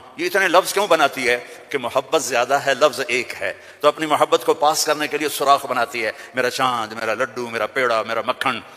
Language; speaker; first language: Urdu; non-native, local second language; Punjabi